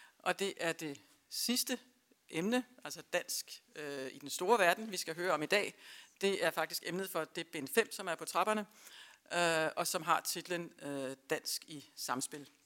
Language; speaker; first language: Danish; native; Danish